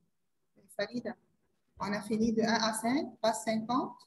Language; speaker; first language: French; non-native, learner; Arabic